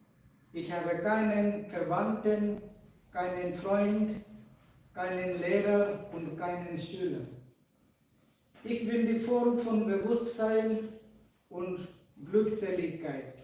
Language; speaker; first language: German; non-native, fluent; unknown